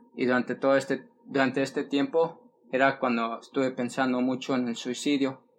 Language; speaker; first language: Spanish; early bilingual, heritage; Spanish